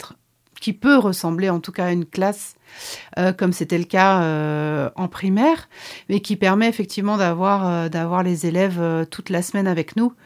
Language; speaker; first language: French; native; French